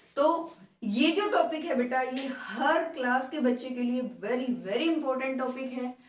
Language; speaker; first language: Hindi; native; Hindi